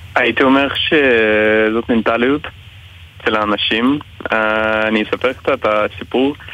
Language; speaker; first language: Hebrew; non-native, fluent; Russian